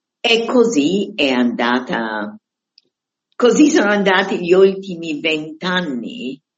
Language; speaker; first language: Italian; non-native, fluent; German